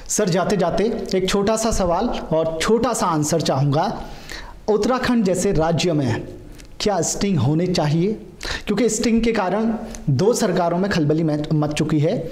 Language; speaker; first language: Hindi; native; Hindi